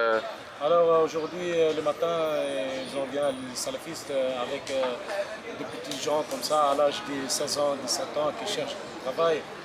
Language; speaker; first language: French; non-native, local second language; Arabic